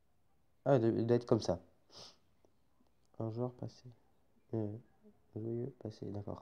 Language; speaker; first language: French; native; French